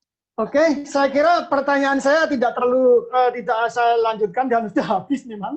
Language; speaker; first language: Indonesian; native; Indonesian